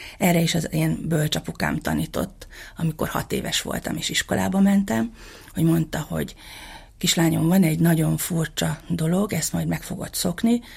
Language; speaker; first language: Hungarian; native; Hungarian